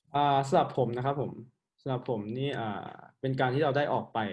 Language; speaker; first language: Thai; native; Thai